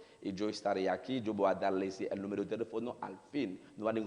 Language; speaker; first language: Spanish; non-native, learner; Haitian Creole